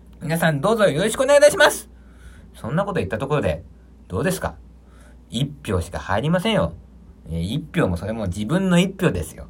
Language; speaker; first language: Japanese; native; Japanese